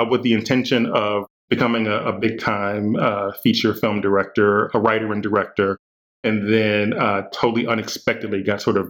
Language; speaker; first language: English; native; English